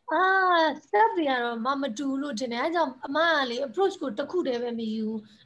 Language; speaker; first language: Burmese; non-native, local second language; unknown